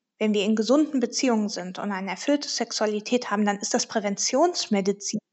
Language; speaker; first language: German; early bilingual, heritage; German